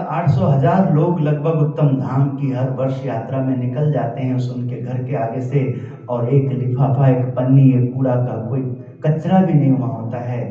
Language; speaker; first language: Hindi; native; Hindi